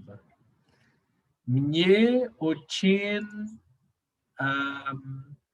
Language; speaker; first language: Russian; non-native, learner; Portuguese